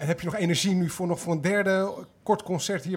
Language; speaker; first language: Dutch; native; Dutch